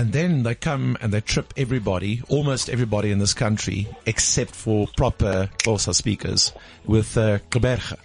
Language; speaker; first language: English; native; English